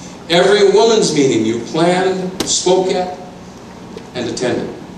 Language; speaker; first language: English; native; English